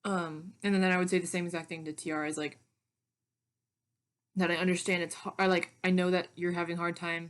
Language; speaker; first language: English; native; English